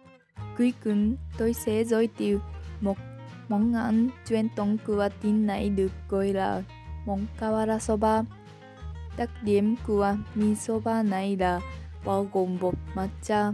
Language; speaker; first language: Vietnamese; non-native, learner; Japanese